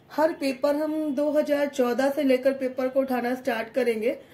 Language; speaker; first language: Hindi; native; Hindi